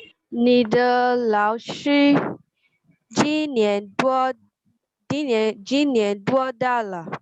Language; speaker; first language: Chinese; non-native, learner; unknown